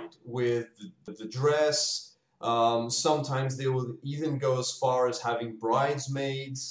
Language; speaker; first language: English; native; English